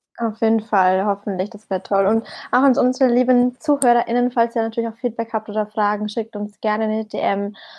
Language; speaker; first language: German; early bilingual, other home language; Persian